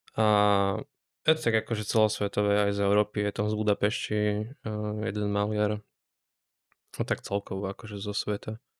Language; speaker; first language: Slovak; native; Slovak